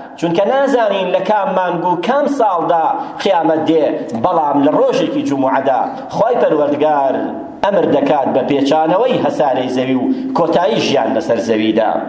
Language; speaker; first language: Central Kurdish; native; Central Kurdish